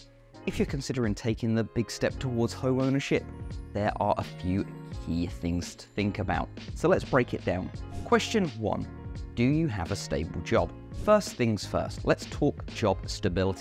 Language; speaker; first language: English; native; English